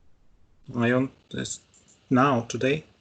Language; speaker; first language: Filipino; non-native, learner; Russian